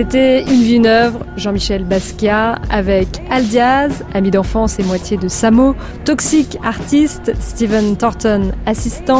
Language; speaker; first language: French; native; French